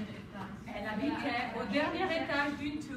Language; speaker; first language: French; non-native, fluent; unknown